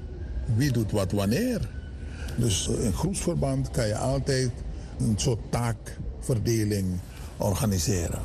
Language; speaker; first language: Dutch; native; Dutch